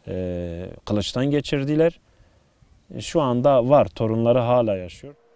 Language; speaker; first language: Turkish; native; Turkish